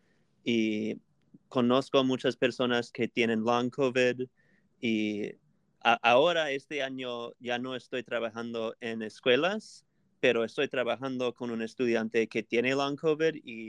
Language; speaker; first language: Spanish; non-native, fluent; English